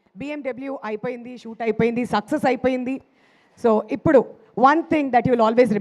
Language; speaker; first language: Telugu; native; Telugu